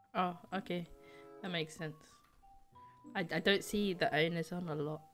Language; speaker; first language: English; native; English